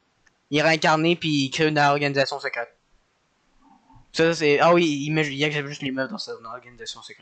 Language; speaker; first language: French; native; French